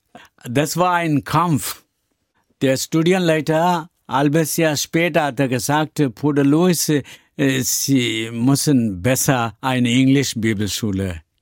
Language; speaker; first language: German; non-native, learner; Tamil